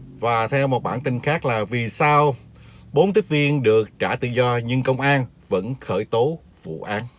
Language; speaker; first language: Vietnamese; native; Vietnamese